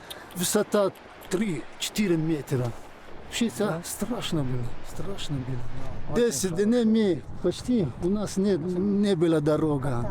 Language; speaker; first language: Russian; non-native, local second language; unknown